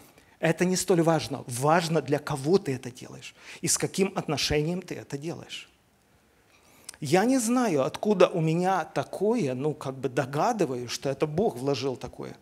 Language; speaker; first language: Russian; native; Russian